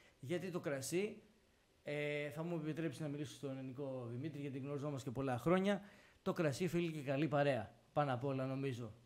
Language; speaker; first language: Greek; native; Greek